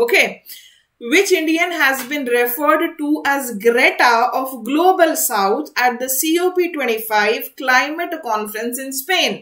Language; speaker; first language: English; non-native, local second language; Hindi